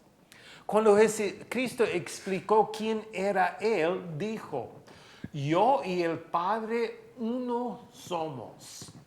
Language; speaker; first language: Spanish; non-native, fluent; English